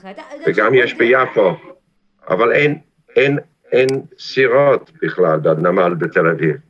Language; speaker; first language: Hebrew; non-native, fluent; English